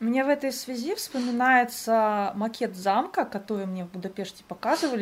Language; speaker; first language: Russian; native; Russian